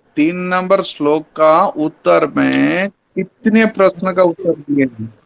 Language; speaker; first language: Hindi; non-native, local second language; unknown